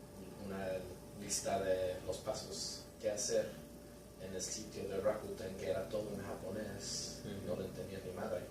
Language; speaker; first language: Spanish; early bilingual, heritage; Spanish